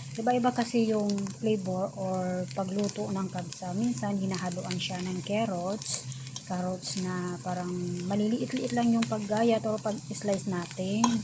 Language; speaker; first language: Filipino; native; Filipino